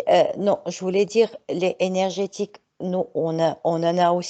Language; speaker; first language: French; non-native, fluent; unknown